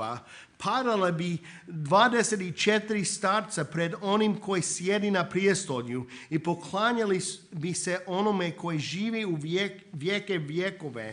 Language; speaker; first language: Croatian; non-native, fluent; English